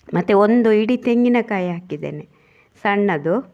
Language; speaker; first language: Kannada; non-native, local second language; Tulu